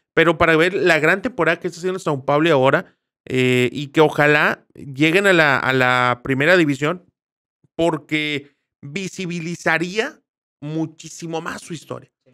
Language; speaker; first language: Spanish; native; Spanish